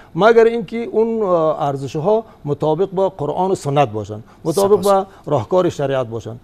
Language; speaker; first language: Persian; native; Persian